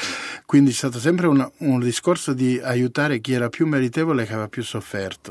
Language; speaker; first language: Italian; native; Italian